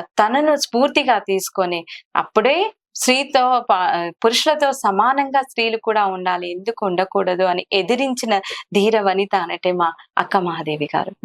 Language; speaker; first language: Telugu; non-native, local second language; Kannada